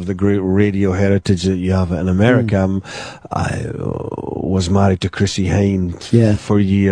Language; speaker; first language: English; native; English